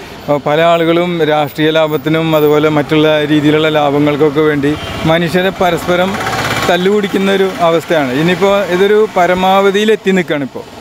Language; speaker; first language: Malayalam; native; Malayalam